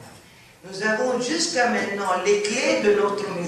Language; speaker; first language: French; non-native, fluent; Arabic